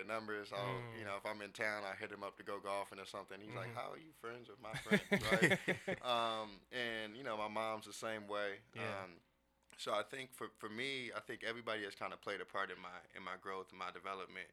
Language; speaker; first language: English; native; English